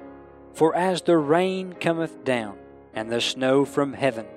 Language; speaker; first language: English; native; English